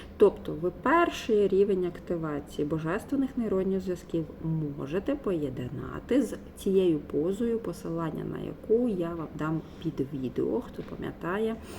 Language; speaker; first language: Ukrainian; non-native, local second language; Russian